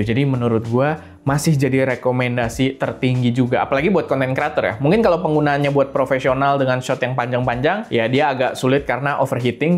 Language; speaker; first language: Indonesian; native; Indonesian